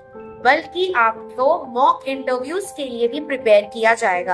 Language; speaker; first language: Hindi; non-native, local second language; Bangla